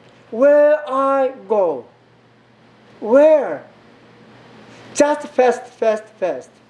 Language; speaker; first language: English; non-native, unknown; Korean